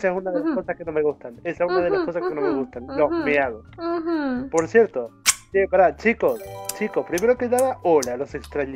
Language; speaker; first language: Spanish; native; Spanish